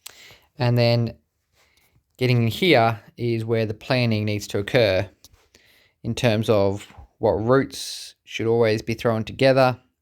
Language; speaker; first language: English; native; English